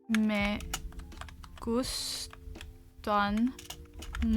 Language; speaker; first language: Spanish; non-native, learner; English